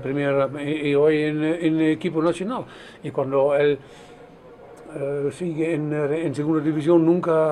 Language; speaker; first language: Spanish; non-native, fluent; Dutch